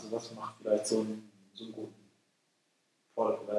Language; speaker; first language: German; native; German